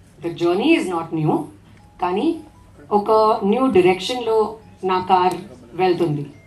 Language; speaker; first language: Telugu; non-native, learner; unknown